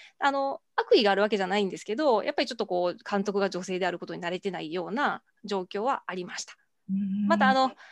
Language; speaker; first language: Japanese; native; Japanese